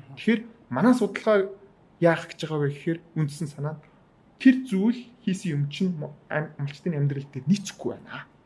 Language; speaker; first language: Mongolian; native; Mongolian